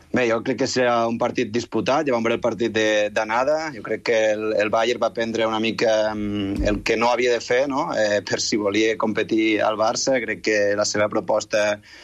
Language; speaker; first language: Catalan; native; Catalan